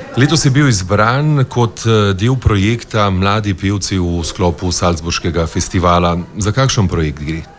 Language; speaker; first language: Slovenian; native; Slovenian